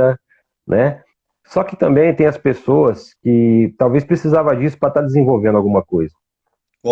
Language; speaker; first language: Portuguese; native; Portuguese